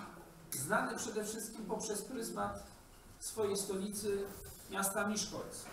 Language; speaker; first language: Polish; native; Polish